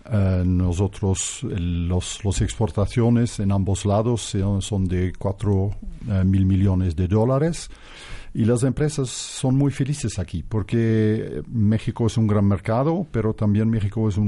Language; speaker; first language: Spanish; non-native, fluent; Dutch